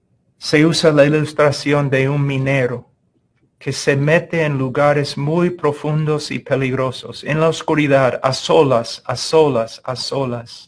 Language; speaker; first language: Spanish; non-native, fluent; English